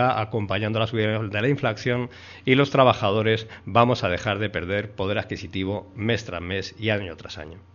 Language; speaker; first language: Spanish; native; Spanish